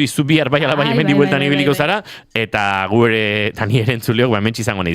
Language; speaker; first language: Basque; native; Basque